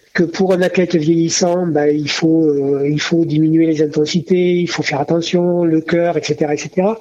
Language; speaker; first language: French; native; French